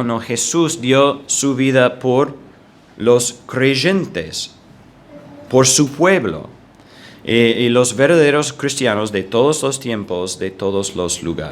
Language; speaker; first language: Spanish; non-native, fluent; English